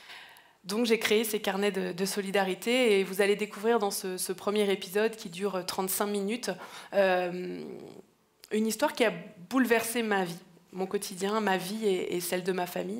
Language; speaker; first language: French; native; French